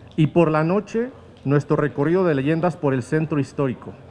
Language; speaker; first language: Spanish; native; Spanish